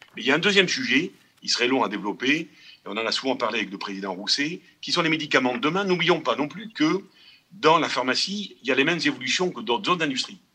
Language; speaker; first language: French; native; French